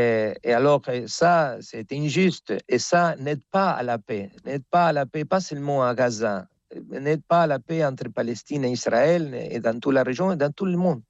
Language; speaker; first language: French; non-native, fluent; Spanish